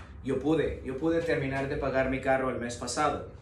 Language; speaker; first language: Spanish; native; Spanish